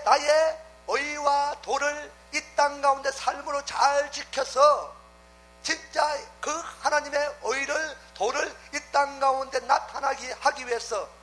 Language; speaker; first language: Korean; native; Korean